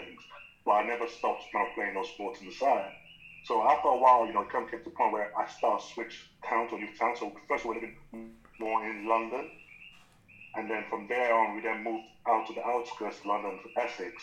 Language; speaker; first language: English; non-native, local second language; Yoruba